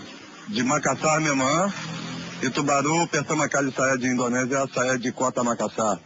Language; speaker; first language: Indonesian; non-native, learner; Portuguese